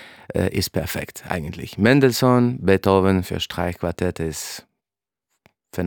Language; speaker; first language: German; non-native, fluent; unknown